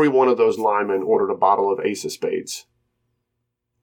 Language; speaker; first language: English; native; English